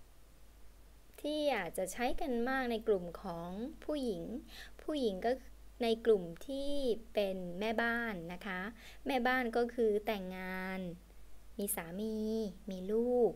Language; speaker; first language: Thai; native; Thai